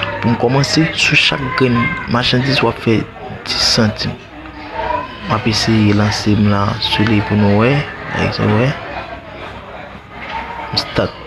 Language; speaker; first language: French; non-native, learner; Haitian Creole